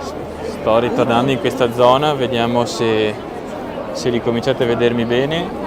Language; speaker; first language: Italian; native; Italian